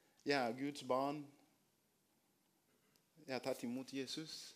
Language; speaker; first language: Norwegian; non-native, fluent; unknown